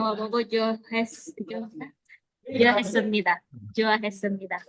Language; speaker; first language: Korean; non-native, learner; Indonesian